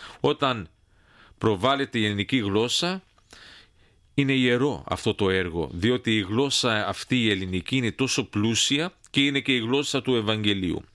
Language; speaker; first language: Greek; early bilingual, heritage; Greek